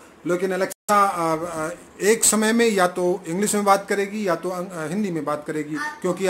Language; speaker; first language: Hindi; native; Hindi